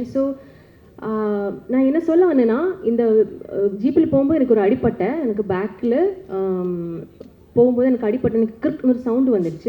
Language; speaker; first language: Tamil; non-native, learner; Malayalam